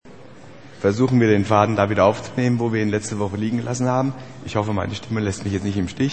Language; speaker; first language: German; native; German